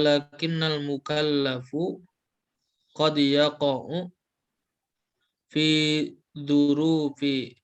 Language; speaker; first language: Arabic; non-native, learner; Indonesian